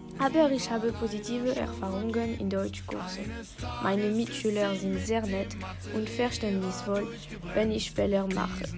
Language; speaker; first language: German; non-native, learner; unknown